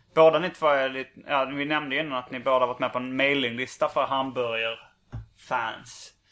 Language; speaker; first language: Swedish; native; Swedish